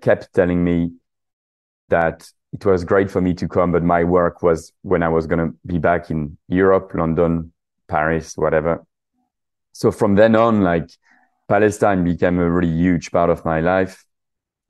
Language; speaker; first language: English; non-native, fluent; French